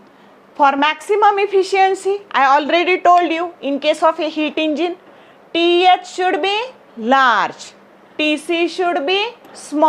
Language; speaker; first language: English; non-native, local second language; Marathi